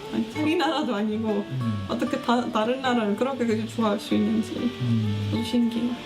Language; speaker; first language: Korean; non-native, fluent; Estonian